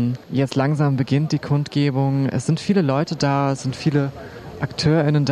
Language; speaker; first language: German; native; German